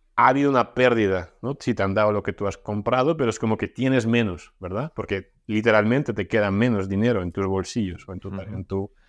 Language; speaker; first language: Spanish; non-native, fluent; Russian